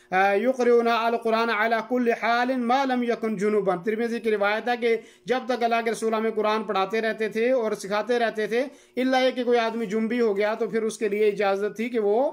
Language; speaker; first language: Urdu; non-native, local second language; Gujari